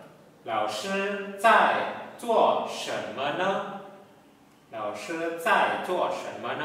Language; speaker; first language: Chinese; non-native, fluent; Indonesian